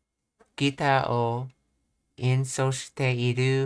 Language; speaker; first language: Japanese; non-native, learner; English